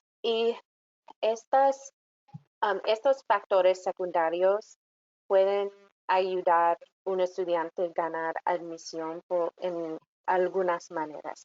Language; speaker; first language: Spanish; non-native, fluent; English